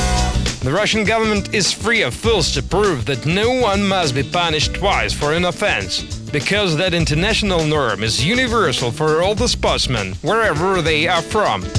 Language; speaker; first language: English; non-native, fluent; Russian